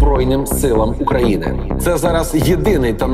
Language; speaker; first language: Ukrainian; native; Ukrainian